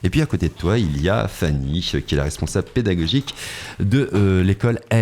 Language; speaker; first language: French; native; French